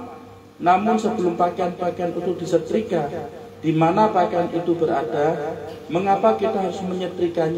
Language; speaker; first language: Indonesian; native; Indonesian